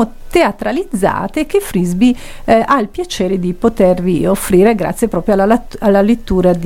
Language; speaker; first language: Italian; native; Italian